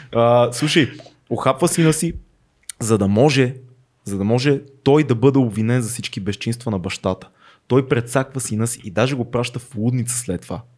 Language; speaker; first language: Bulgarian; native; Bulgarian